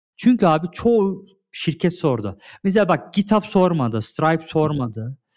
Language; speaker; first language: Turkish; early bilingual, heritage; Turkish